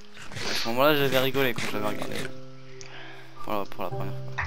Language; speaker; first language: French; native; French